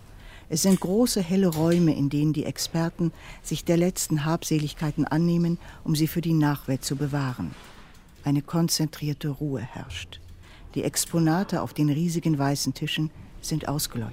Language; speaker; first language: German; native; German